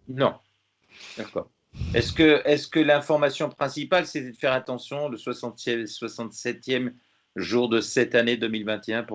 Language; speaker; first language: French; native; French